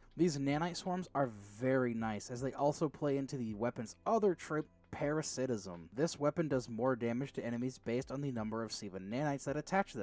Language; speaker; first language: English; native; English